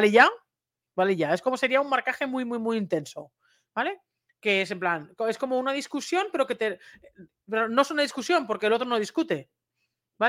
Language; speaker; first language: Spanish; native; Spanish